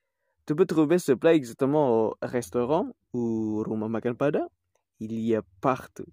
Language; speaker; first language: French; non-native, fluent; Indonesian